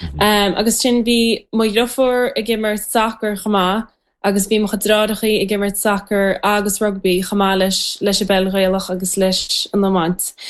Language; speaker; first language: Irish; native; Irish